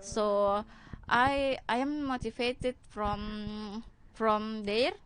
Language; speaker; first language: English; non-native, learner; Indonesian